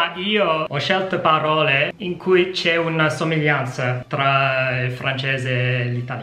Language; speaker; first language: Italian; non-native, fluent; English